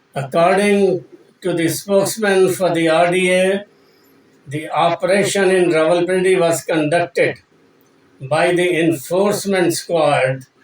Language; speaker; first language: English; non-native, local second language; Urdu